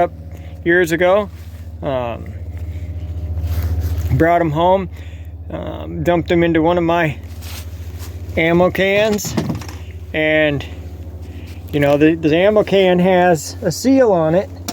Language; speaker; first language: English; native; English